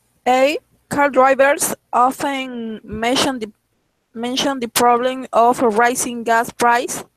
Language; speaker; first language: English; non-native, learner; Spanish